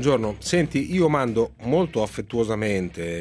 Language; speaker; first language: Italian; native; Italian